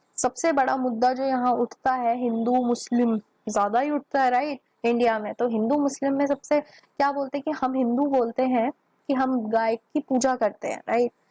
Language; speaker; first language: Hindi; native; Hindi